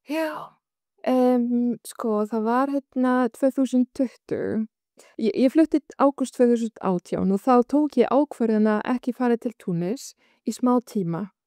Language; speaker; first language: Icelandic; non-native, fluent; Arabic